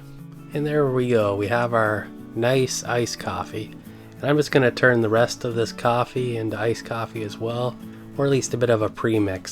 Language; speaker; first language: English; native; English